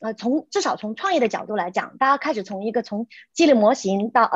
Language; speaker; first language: Chinese; native; Chinese